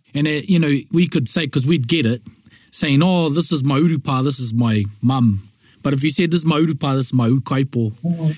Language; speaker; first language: English; native; English